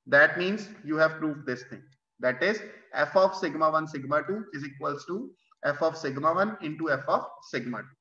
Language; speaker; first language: English; non-native, local second language; Punjabi